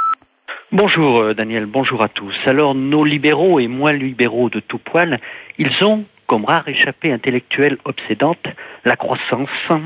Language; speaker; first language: French; native; French